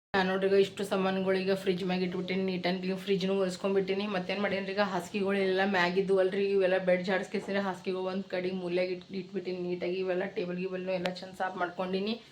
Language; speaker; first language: Kannada; native; Kannada